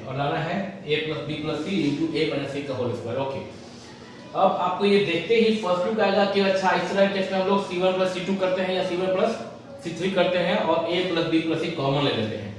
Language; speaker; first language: Hindi; native; Hindi